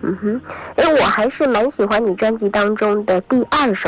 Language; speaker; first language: Chinese; native; Chinese